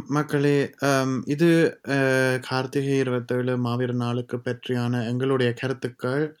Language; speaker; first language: Tamil; early bilingual, heritage; Tamil